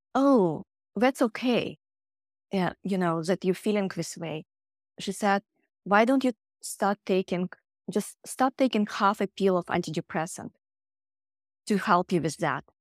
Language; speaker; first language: English; non-native, fluent; Russian